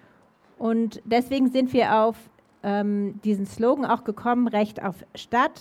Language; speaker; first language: German; native; German